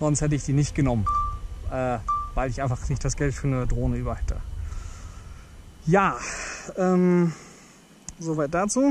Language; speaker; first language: German; native; German